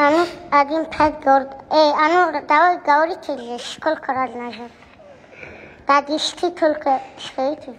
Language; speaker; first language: Russian; non-native, local second language; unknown